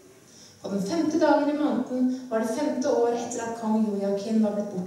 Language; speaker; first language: Norwegian; native; Norwegian